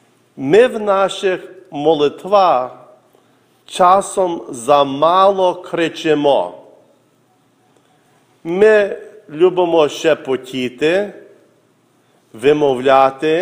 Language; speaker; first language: Ukrainian; early bilingual, heritage; Ukrainian